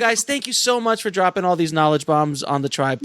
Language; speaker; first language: English; native; English